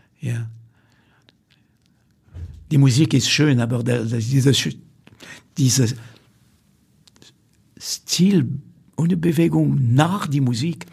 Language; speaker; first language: German; non-native, fluent; French